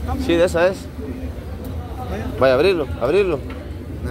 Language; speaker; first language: Spanish; native; Spanish